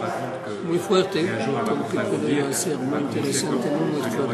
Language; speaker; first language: Spanish; non-native, learner; French